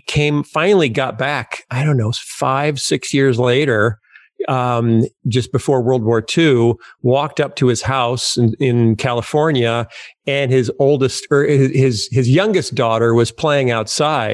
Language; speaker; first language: English; native; English